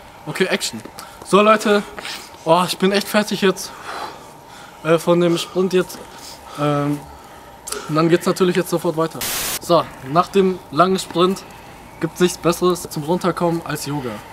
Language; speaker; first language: German; native; German